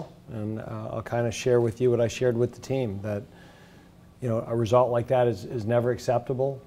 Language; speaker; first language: English; native; English